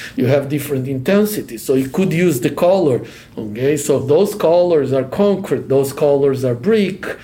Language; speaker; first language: English; non-native, fluent; Portuguese